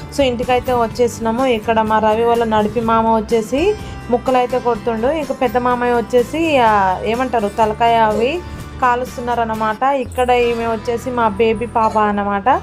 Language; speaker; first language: Telugu; non-native, local second language; Lambadi